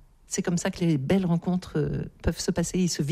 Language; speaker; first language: French; native; French